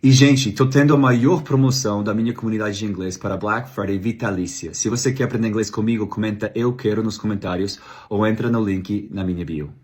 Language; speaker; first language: Portuguese; non-native, fluent; English